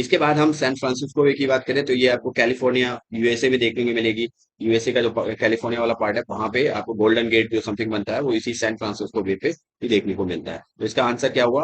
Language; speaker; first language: Hindi; native; Hindi